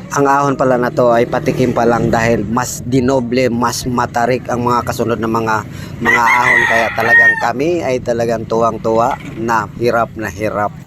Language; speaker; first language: Filipino; non-native, local second language; Masbatenyo